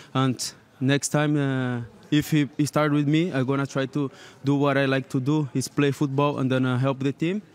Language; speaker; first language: English; non-native, learner; Portuguese